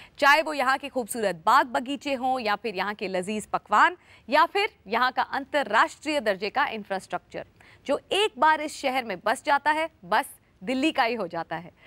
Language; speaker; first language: Hindi; native; Hindi